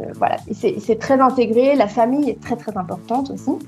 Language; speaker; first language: French; native; French